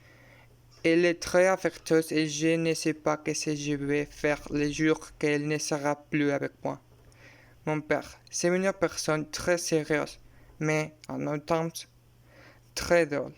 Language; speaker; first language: French; non-native, learner; Spanish